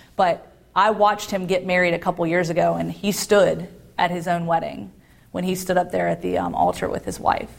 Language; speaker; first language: English; native; English